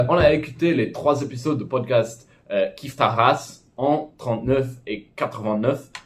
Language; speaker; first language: French; non-native, fluent; English